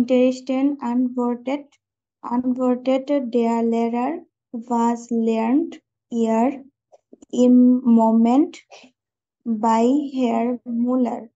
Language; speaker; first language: German; non-native, learner; Bangla